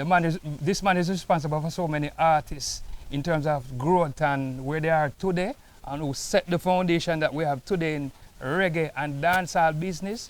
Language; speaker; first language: English; native; English